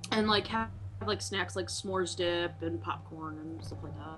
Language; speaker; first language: English; native; English